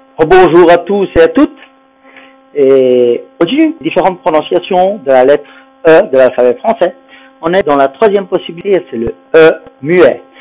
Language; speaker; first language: French; non-native, fluent; Spanish